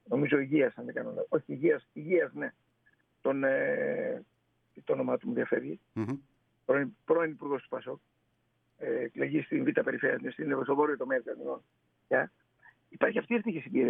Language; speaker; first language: Greek; native; Greek